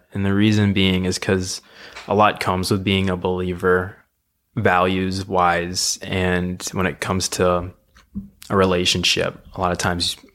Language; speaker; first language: English; native; English